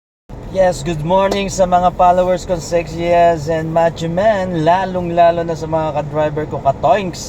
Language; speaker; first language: Filipino; native; Filipino